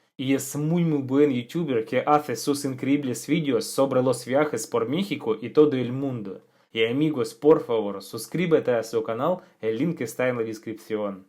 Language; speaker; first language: Spanish; non-native, fluent; Russian